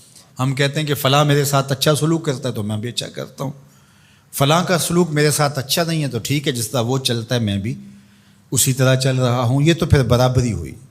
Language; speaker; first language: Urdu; non-native, local second language; Punjabi